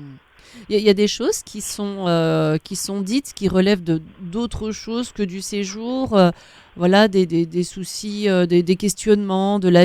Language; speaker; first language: French; native; French